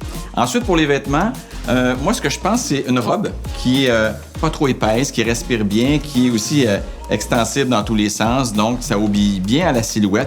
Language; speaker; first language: French; native; French